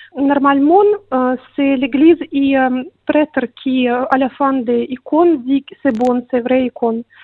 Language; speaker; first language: French; non-native, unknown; Russian